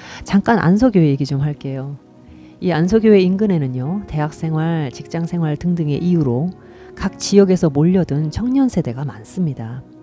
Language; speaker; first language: Korean; native; Korean